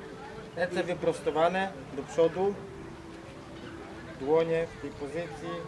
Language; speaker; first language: Polish; non-native, fluent; Vietnamese